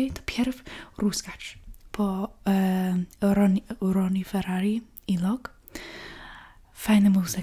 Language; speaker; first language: Polish; early bilingual, heritage; English